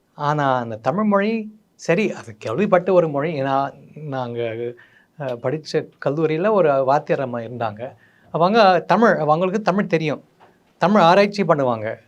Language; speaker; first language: Tamil; non-native, fluent; English